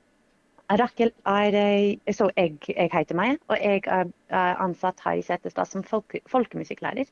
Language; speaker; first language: Norwegian; non-native, fluent; English